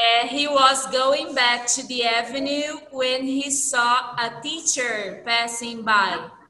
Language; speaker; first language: English; non-native, fluent; Portuguese